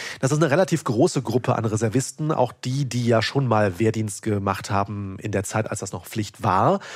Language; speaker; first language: German; native; German